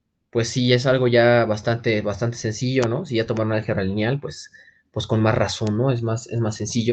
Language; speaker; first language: Spanish; native; Spanish